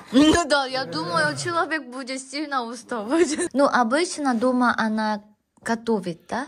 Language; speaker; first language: Russian; non-native, learner; Korean